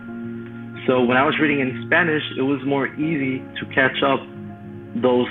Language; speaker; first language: English; non-native, fluent; Spanish